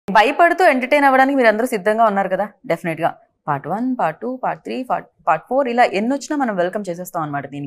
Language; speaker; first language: Telugu; native; Telugu